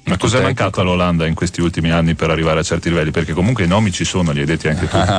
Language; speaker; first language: Italian; native; Italian